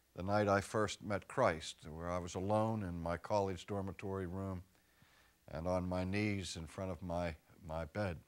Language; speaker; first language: English; native; English